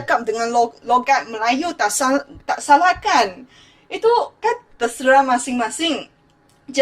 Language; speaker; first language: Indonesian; non-native, fluent; Chinese